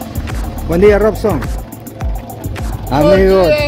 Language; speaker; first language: Spanish; native; Spanish